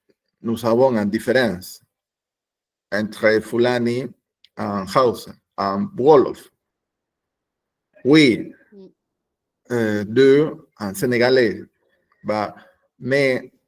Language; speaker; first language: French; non-native, learner; Spanish